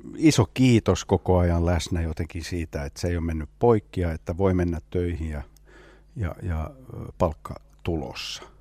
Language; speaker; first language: Finnish; native; Finnish